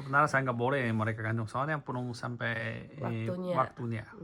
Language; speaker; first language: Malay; non-native, fluent; Chinese